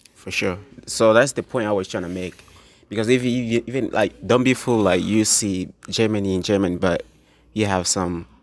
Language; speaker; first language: English; non-native, local second language; Swahili